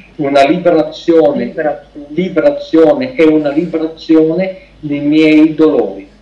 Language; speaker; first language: Italian; non-native, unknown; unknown